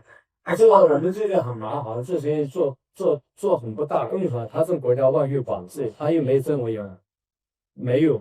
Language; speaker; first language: Chinese; native; Chinese